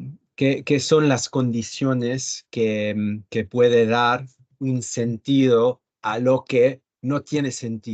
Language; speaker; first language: Spanish; early bilingual, heritage; Spanish